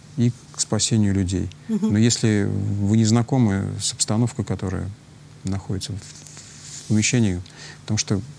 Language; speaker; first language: Russian; native; Russian